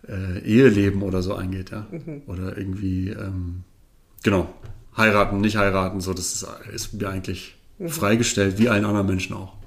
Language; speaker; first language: German; native; German